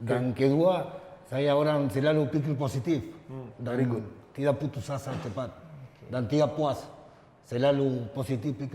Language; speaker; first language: Indonesian; non-native, fluent; Spanish